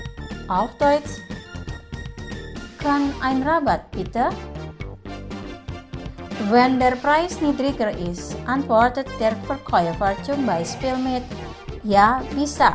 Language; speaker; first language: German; non-native, fluent; Indonesian